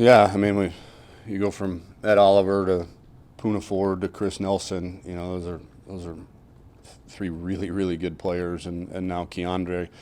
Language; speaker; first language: English; native; English